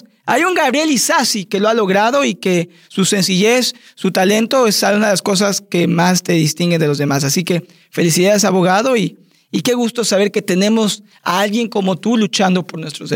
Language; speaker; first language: Spanish; native; Spanish